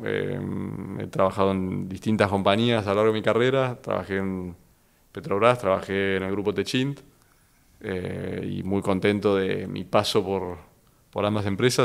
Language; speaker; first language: Spanish; native; Spanish